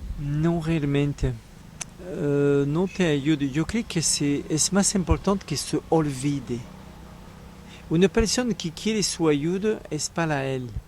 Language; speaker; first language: Spanish; non-native, learner; French